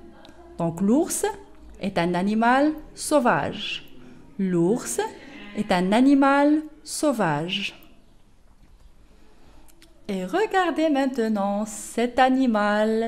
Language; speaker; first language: French; non-native, local second language; Arabic